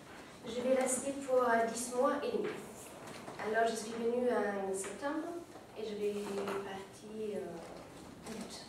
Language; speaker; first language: French; non-native, learner; German